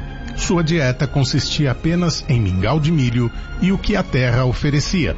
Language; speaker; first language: Portuguese; native; Portuguese